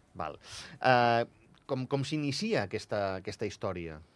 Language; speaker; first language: Catalan; native; Catalan